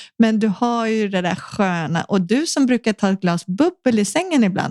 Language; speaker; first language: Swedish; native; Swedish